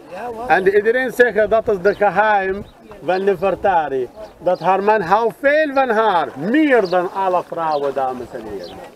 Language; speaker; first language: Dutch; non-native, learner; Arabic